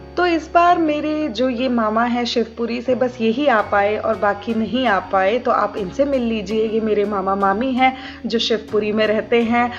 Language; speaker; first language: Hindi; native; Hindi